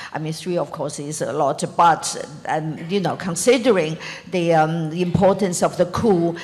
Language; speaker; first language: English; non-native, fluent; Chinese